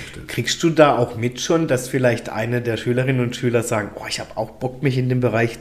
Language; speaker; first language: German; native; German